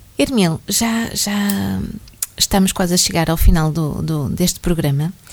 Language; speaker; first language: Portuguese; native; Portuguese